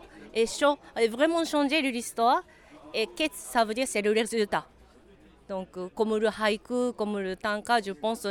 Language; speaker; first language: French; non-native, learner; Japanese